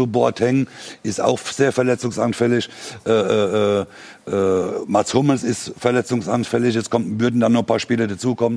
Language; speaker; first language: German; native; German